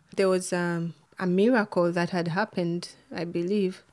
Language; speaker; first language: English; non-native, local second language; Ganda